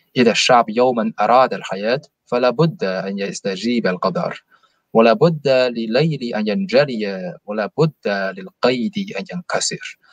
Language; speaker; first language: Arabic; non-native, fluent; Chinese